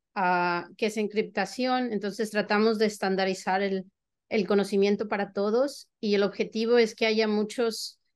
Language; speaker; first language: Spanish; native; Spanish